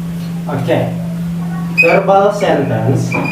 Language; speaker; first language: English; non-native, fluent; Indonesian